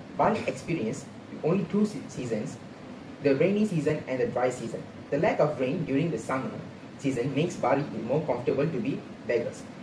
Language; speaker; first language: English; non-native, local second language; Tamil